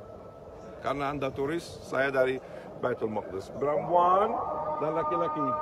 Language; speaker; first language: Indonesian; non-native, fluent; Arabic